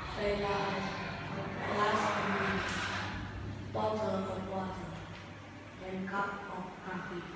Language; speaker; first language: English; non-native, learner; Indonesian